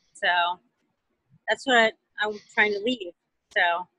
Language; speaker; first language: English; native; English